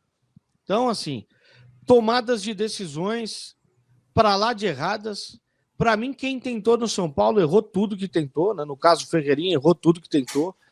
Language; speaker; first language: Portuguese; native; Portuguese